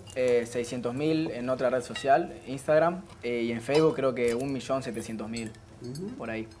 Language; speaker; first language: Spanish; native; Spanish